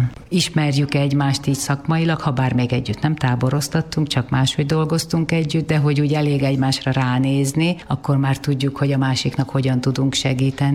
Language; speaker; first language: Hungarian; native; Hungarian